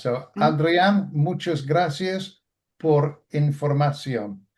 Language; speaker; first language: Spanish; non-native, learner; English